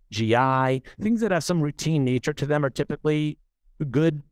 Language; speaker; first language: English; native; English